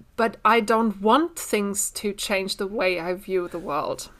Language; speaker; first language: English; non-native, fluent; German